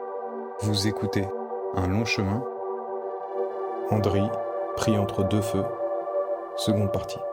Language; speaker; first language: French; native; French